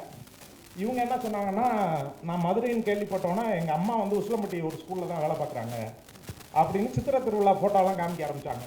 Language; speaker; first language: Tamil; native; Tamil